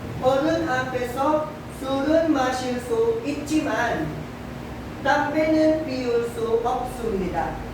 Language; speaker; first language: Korean; non-native, fluent; Filipino